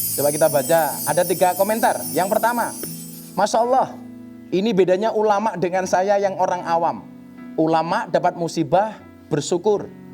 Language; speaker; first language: Indonesian; native; Indonesian